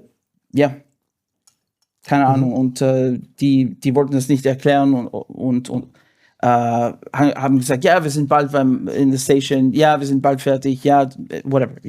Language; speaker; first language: German; non-native, fluent; English